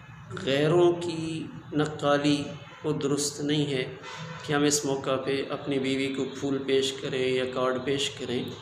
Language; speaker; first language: Urdu; native; Urdu